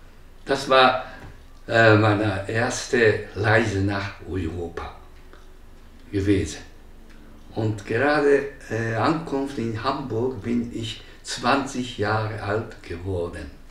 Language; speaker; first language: German; non-native, learner; Japanese